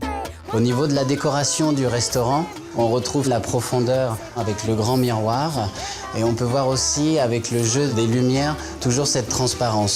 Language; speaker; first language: French; native; French